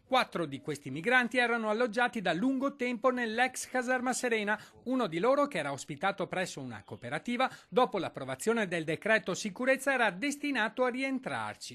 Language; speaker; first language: Italian; native; Italian